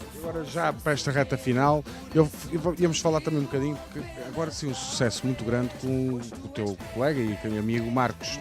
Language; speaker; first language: Portuguese; native; Portuguese